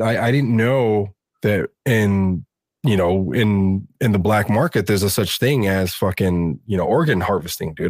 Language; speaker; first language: English; early bilingual, other home language; Spanish